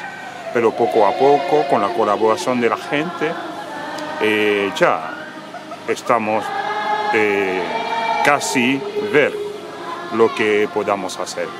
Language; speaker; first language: Spanish; non-native, fluent; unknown